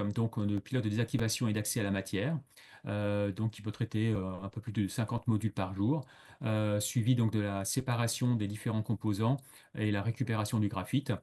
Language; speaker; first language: French; native; French